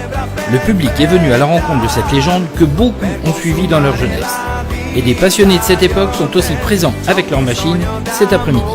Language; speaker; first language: French; native; French